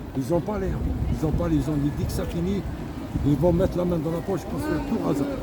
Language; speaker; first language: French; non-native, local second language; Arabic